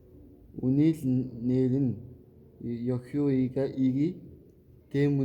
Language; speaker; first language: Korean; non-native, learner; Mongolian